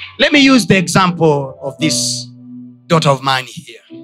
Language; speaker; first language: English; non-native, local second language; Swahili